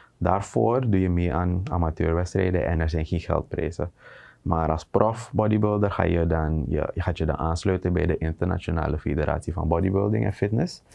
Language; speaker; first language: Dutch; native; Dutch